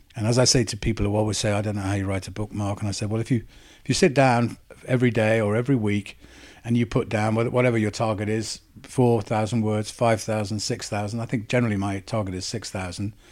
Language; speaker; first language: English; native; English